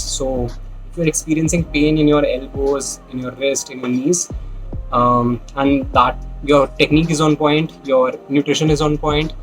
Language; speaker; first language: English; non-native, local second language; Hindi